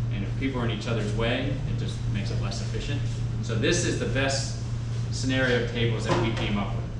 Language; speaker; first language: English; native; English